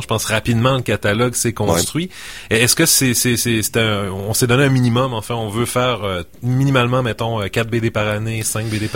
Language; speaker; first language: French; native; French